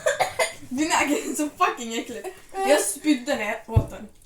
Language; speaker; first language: Swedish; native; Swedish